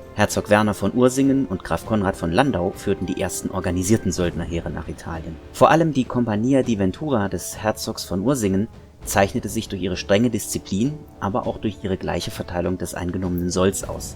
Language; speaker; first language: German; native; German